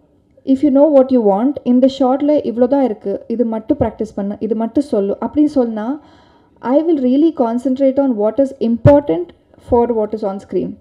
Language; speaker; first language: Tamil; non-native, learner; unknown